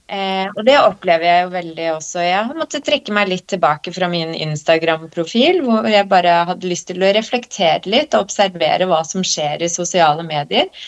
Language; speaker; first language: Norwegian; early bilingual, other home language; Polish